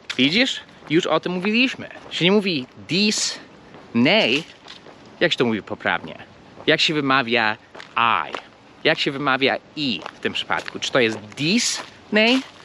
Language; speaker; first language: Polish; non-native, fluent; English